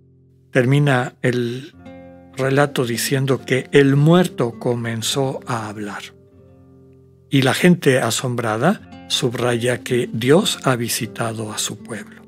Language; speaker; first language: Spanish; native; Spanish